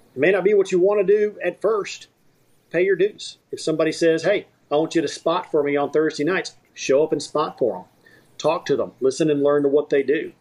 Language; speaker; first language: English; native; English